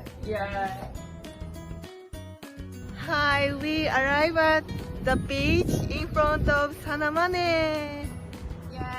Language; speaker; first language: English; non-native, learner; Japanese